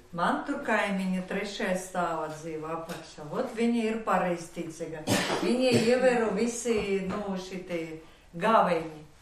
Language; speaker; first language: Latvian; non-native, local second language; Russian